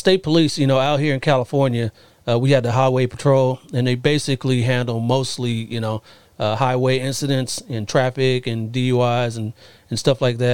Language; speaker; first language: English; native; English